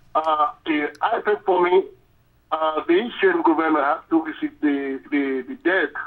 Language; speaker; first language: English; non-native, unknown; Haitian Creole